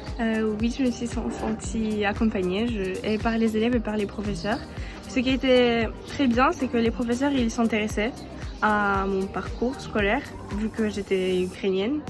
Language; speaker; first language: French; non-native, fluent; Ukrainian